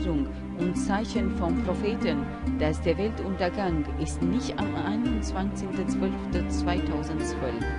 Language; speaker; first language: German; non-native, learner; Albanian